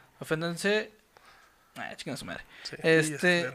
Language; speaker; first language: Spanish; native; Spanish